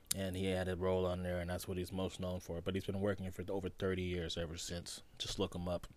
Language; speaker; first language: English; native; English